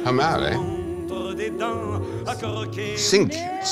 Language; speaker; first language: French; non-native, fluent; English